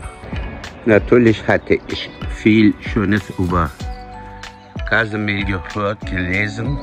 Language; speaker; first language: German; non-native, fluent; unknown